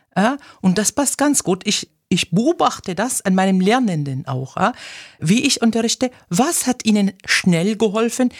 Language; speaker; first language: German; non-native, fluent; Arabic